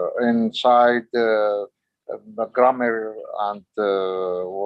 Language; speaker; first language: English; non-native, learner; Arabic